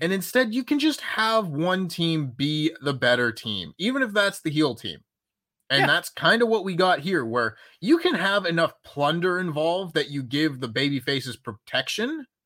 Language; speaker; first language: English; native; English